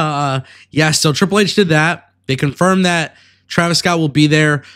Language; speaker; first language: English; native; English